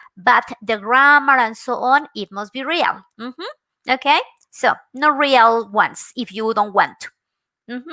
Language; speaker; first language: English; non-native, fluent; Spanish